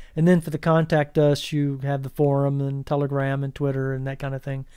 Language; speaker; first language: English; native; English